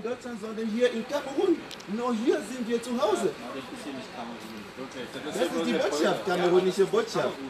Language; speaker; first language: German; non-native, fluent; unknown